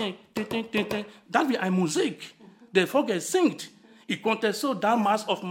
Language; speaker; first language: German; non-native, fluent; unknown